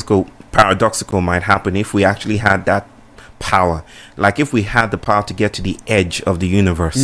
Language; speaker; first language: English; non-native, local second language; Yoruba